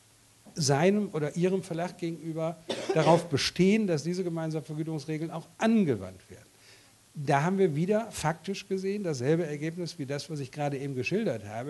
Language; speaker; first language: German; native; German